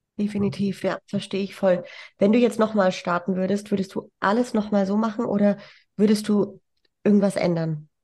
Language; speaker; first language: German; native; German